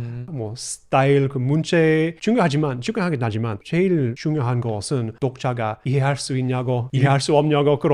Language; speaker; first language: Korean; non-native, fluent; English